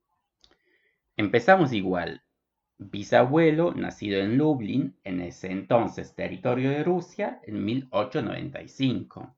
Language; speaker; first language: Spanish; non-native, fluent; Polish